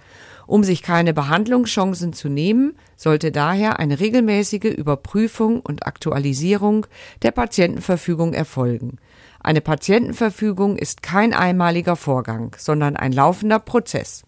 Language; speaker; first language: German; native; German